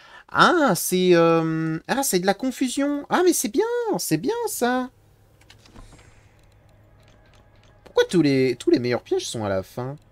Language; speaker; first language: French; native; French